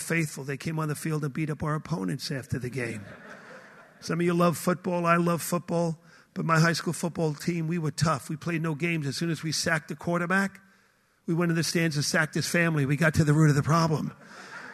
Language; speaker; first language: English; native; English